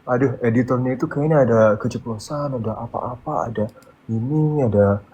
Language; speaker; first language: Indonesian; early bilingual, other home language; English